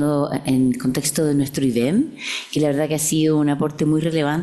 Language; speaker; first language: Spanish; native; Spanish